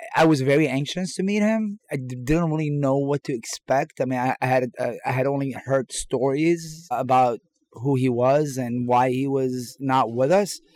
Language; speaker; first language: English; non-native, fluent; Persian